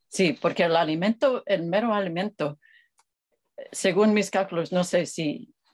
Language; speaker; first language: Spanish; non-native, fluent; English